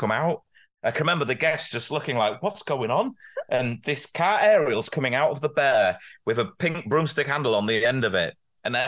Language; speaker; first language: English; native; English